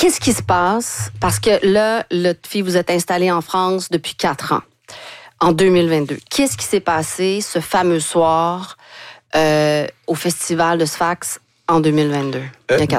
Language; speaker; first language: French; native; French